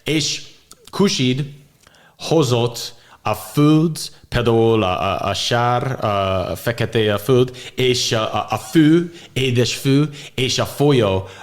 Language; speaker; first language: Hungarian; non-native, learner; English